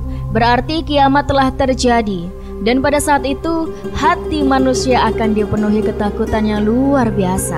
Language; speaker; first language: Indonesian; native; Indonesian